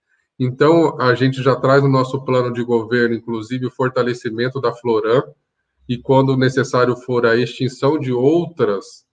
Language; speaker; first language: Portuguese; native; Portuguese